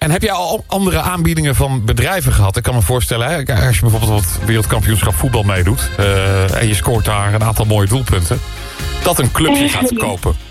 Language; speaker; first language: Dutch; native; Dutch